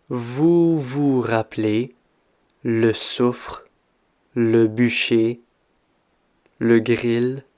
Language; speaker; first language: French; non-native, fluent; English